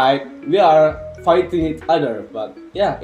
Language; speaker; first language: English; non-native, learner; Javanese